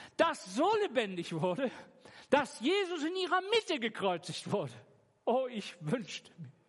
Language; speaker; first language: German; native; German